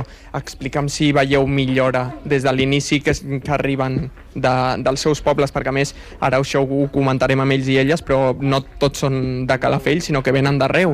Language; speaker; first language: Catalan; native; Catalan